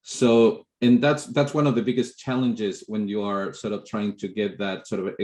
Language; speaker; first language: English; non-native, fluent; Spanish